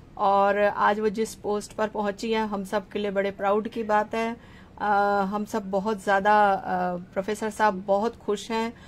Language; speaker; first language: Hindi; native; Hindi